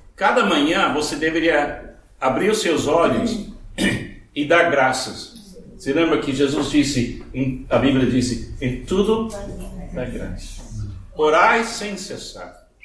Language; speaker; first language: Portuguese; non-native, fluent; English